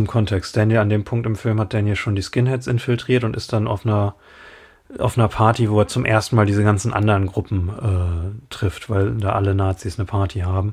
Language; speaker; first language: German; native; German